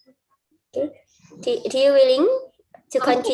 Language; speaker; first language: English; non-native, fluent; Indonesian